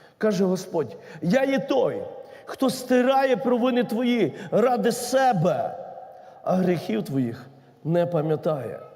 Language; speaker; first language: Ukrainian; native; Ukrainian